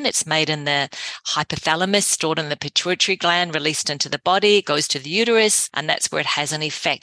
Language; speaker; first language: English; native; English